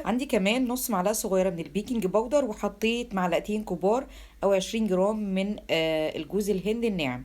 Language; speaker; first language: Arabic; native; Arabic